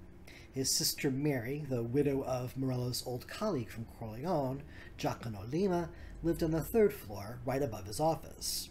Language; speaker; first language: English; native; English